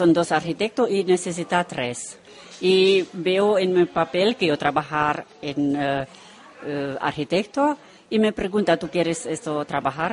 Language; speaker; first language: Spanish; non-native, learner; Romanian